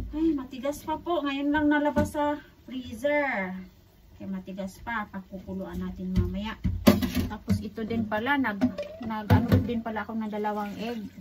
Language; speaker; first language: Filipino; non-native, local second language; Cebuano